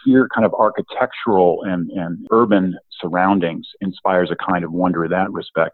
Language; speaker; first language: English; native; English